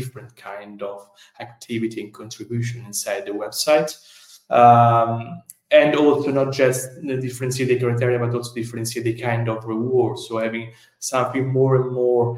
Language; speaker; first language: English; non-native, fluent; Italian